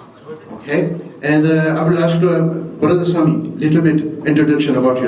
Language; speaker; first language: English; non-native, learner; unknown